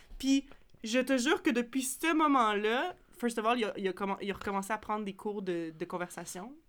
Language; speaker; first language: French; native; French